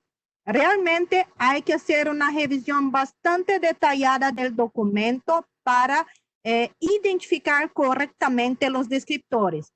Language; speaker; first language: Spanish; non-native, fluent; Portuguese